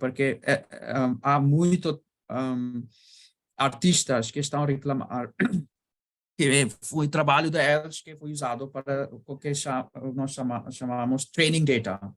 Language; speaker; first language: Portuguese; non-native, learner; Bangla